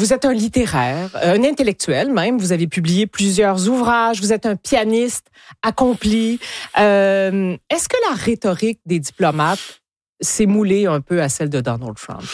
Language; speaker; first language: French; native; French